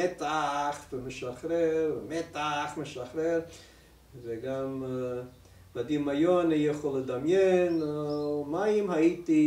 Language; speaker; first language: Hebrew; non-native, fluent; English